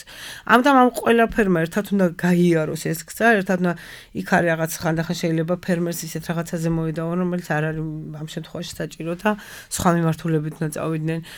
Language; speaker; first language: Georgian; native; Georgian